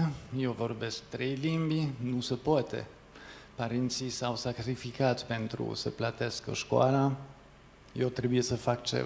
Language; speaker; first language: Romanian; non-native, fluent; French